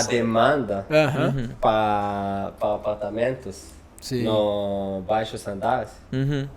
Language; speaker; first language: Portuguese; non-native, learner; Hebrew